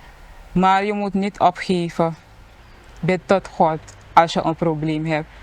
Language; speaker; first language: Dutch; non-native, local second language; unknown